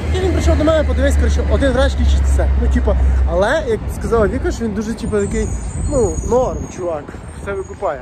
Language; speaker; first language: Ukrainian; non-native, local second language; Russian